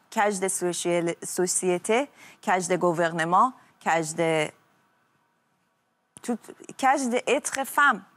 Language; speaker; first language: French; non-native, learner; Persian